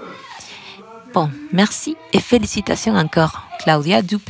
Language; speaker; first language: French; non-native, fluent; Spanish